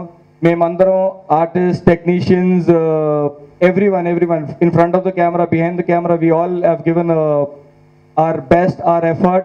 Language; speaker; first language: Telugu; non-native, local second language; Hindi